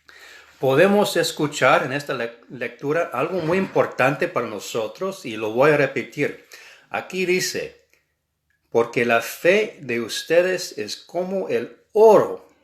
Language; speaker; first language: Spanish; non-native, fluent; English